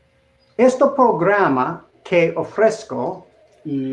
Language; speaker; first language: Spanish; non-native, learner; English